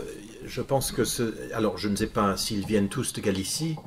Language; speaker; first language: French; non-native, fluent; English